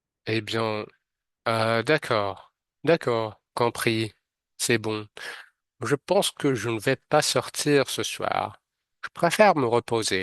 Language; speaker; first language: French; non-native, fluent; Arabic